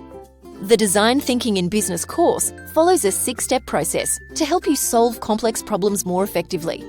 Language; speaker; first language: English; native; English